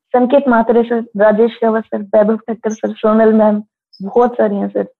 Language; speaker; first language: Hindi; native; Hindi